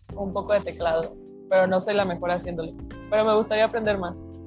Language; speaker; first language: Spanish; native; Spanish